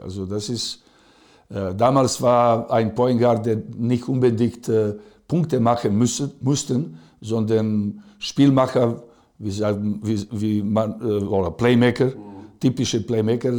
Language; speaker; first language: German; non-native, fluent; Serbian